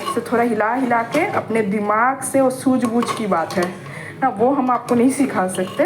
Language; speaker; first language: Hindi; non-native, local second language; Bangla